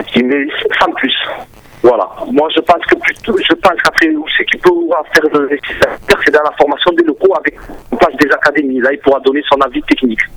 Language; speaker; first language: French; native; French